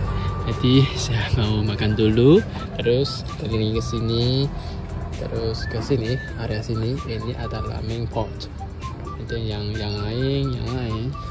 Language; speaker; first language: Indonesian; non-native, fluent; Chinese